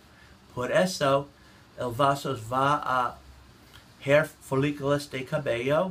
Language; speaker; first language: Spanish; non-native, learner; English